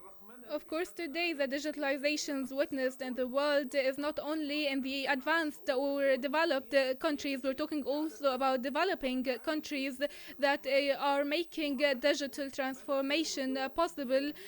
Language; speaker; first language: English; non-native, fluent; Arabic